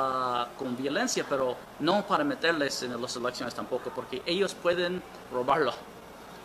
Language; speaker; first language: Spanish; non-native, learner; English